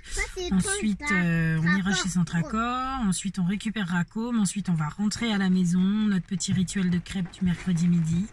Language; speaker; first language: French; native; French